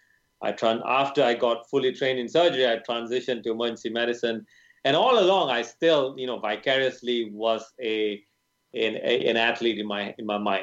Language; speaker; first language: English; non-native, local second language; Tamil